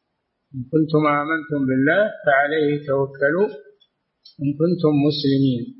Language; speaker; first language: Arabic; native; Arabic